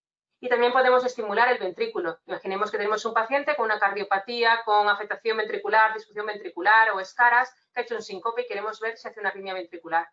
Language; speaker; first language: Spanish; native; Spanish